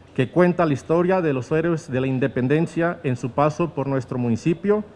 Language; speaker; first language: Spanish; native; Spanish